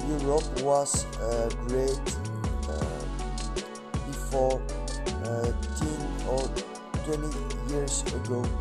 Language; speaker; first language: English; non-native, learner; French